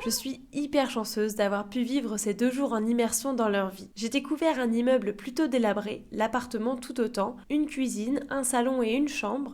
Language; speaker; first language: French; native; French